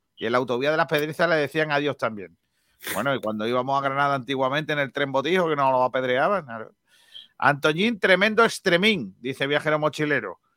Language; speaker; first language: Spanish; native; Spanish